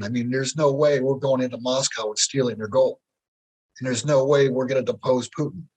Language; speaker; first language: English; native; English